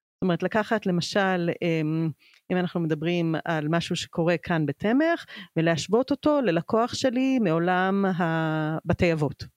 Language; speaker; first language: Hebrew; early bilingual, other home language; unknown